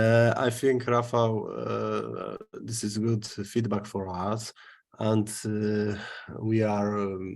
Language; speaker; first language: English; non-native, fluent; Polish